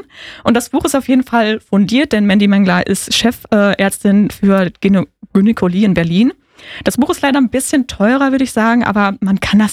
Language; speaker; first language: German; native; German